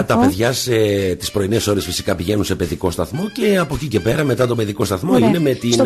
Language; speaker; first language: Greek; native; Greek